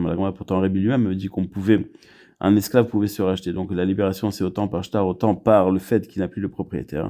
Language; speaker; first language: French; native; French